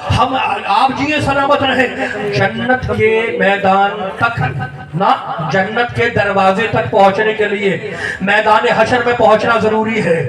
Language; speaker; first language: Urdu; native; Urdu